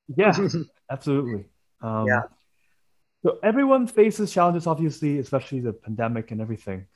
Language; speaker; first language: English; non-native, local second language; Cantonese